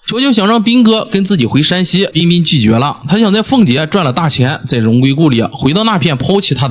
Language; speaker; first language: Chinese; native; Chinese